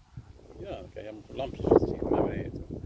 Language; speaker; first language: Dutch; native; Dutch